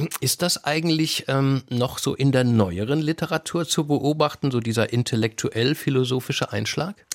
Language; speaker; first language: German; native; German